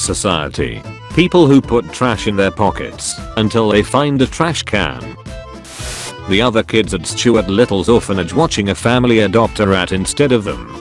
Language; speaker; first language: English; native; English